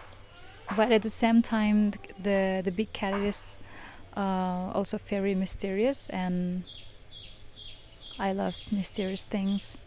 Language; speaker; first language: English; non-native, fluent; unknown